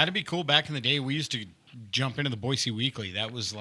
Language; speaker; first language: English; native; English